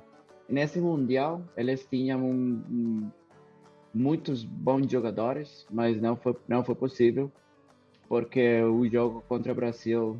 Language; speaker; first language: Portuguese; non-native, fluent; Spanish